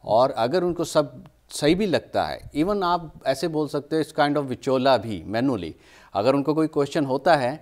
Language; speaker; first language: Hindi; native; Hindi